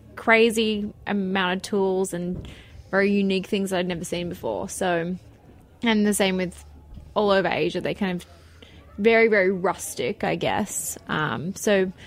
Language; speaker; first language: English; native; English